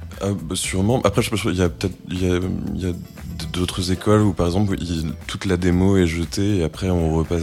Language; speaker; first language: French; native; French